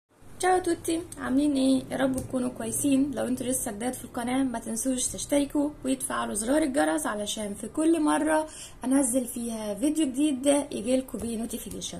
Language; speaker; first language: Arabic; native; Arabic